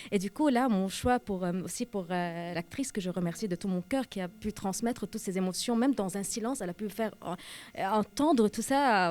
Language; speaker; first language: French; non-native, local second language; Arabic